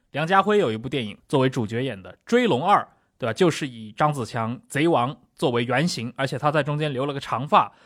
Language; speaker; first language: Chinese; native; Chinese